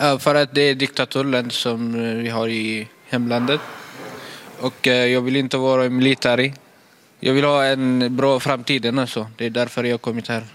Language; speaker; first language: Swedish; non-native, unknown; Tigrinya